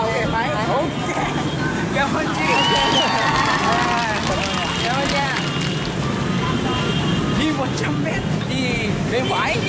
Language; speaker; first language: Vietnamese; non-native, learner; Japanese